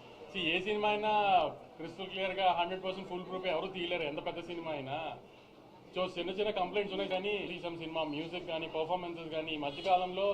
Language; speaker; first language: Telugu; native; Telugu